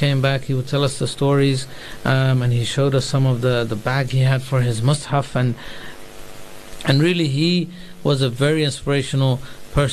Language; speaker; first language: English; native; English